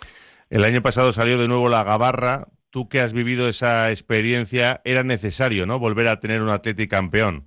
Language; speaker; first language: Spanish; native; Spanish